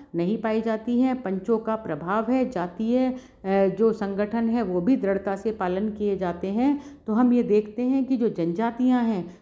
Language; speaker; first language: Hindi; native; Hindi